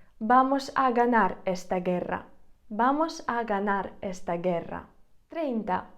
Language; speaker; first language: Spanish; non-native, fluent; Ukrainian